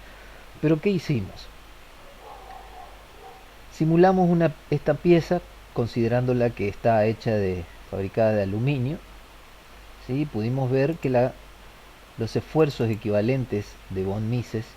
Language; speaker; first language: Spanish; native; Spanish